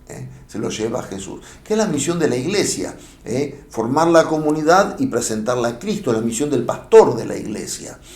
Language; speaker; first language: Spanish; native; Spanish